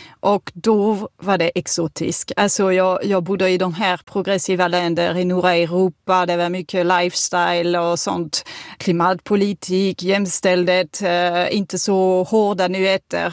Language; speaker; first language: Swedish; non-native, fluent; French